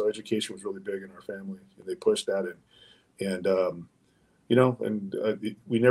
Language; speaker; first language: English; early bilingual, other home language; Spanish